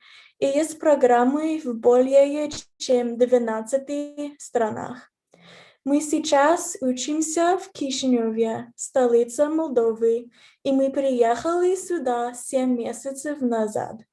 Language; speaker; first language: Russian; non-native, fluent; English